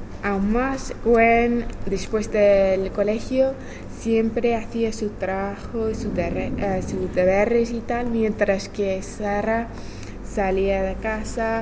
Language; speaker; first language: Spanish; non-native, learner; English